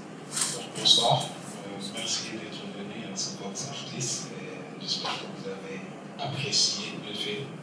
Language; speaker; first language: French; non-native, local second language; Wolof